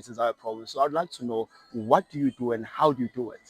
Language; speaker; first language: English; non-native, local second language; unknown